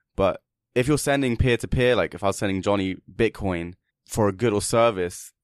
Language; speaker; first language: English; native; English